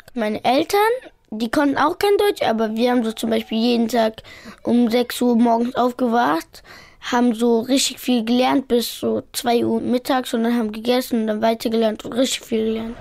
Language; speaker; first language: German; early bilingual, other home language; Pashto